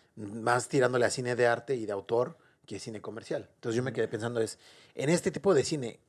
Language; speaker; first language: Spanish; native; Spanish